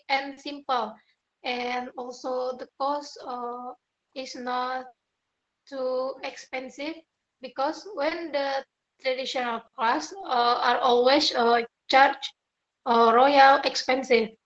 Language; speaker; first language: English; non-native, learner; Indonesian